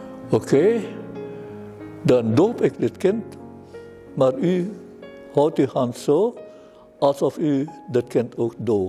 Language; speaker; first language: Dutch; non-native, fluent; Indonesian